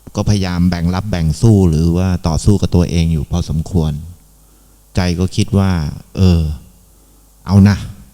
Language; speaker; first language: Thai; native; Thai